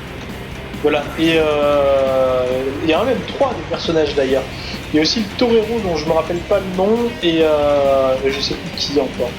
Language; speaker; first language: French; native; French